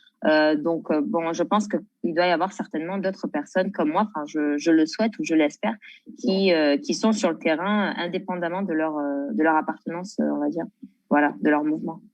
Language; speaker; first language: French; native; French